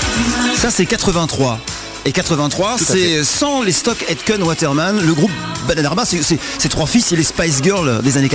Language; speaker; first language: French; native; French